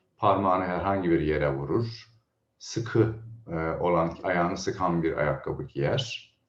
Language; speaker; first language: Turkish; native; Turkish